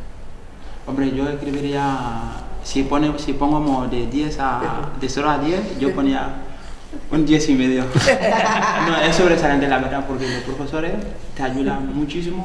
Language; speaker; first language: Spanish; non-native, learner; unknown